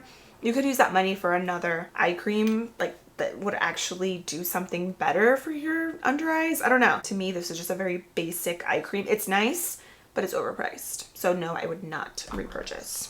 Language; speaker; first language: English; native; English